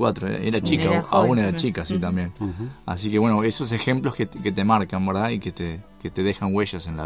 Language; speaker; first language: Spanish; native; Spanish